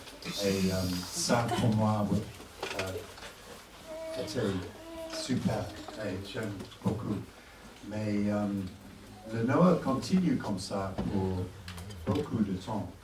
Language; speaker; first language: French; non-native, learner; English